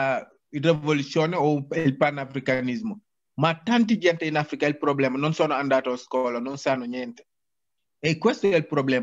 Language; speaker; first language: Italian; non-native, learner; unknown